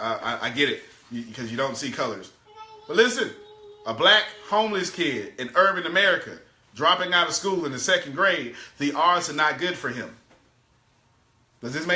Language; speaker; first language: English; native; English